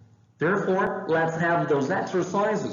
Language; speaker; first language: English; non-native, fluent; Portuguese